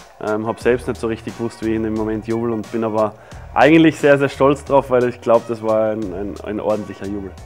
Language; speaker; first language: German; native; German